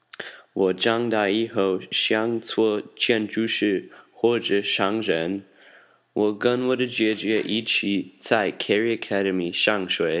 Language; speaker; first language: Chinese; non-native, learner; English